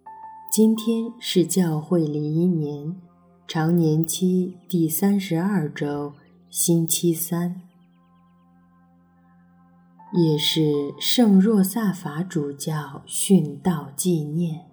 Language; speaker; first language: Chinese; native; Chinese